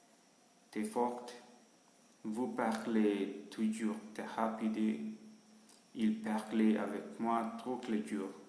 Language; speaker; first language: French; non-native, learner; Spanish